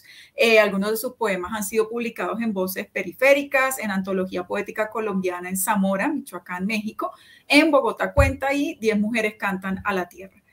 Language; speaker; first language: Spanish; native; Spanish